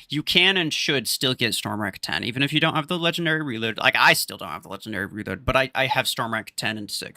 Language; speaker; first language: English; native; English